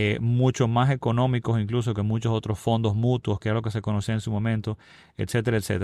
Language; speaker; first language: Spanish; native; Spanish